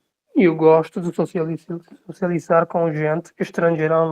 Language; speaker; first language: Portuguese; non-native, learner; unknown